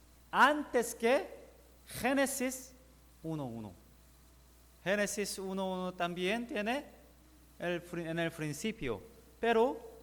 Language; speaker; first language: Spanish; non-native, learner; Korean